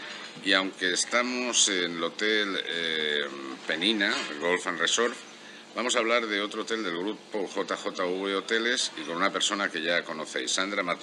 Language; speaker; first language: Spanish; native; Spanish